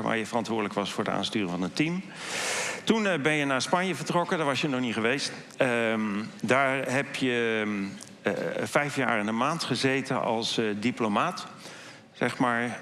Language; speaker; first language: Dutch; native; Dutch